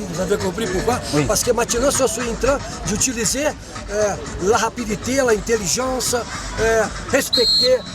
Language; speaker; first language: French; non-native, fluent; Portuguese